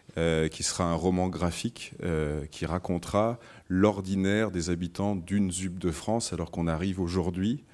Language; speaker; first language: French; native; French